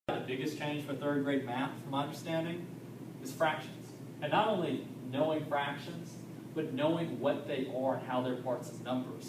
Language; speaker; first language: English; native; English